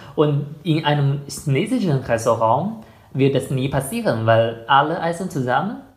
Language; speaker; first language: German; non-native, fluent; Chinese